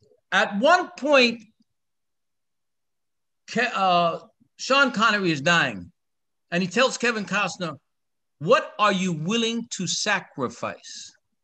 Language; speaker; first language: English; early bilingual, other home language; Spanish